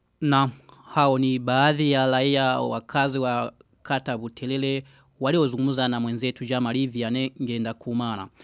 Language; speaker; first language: Swahili; non-native, local second language; Rundi